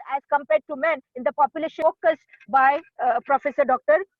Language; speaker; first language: English; non-native, local second language; Marathi